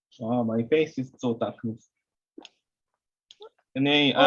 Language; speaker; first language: English; non-native, learner; Korean